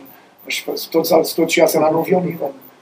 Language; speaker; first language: Portuguese; native; Portuguese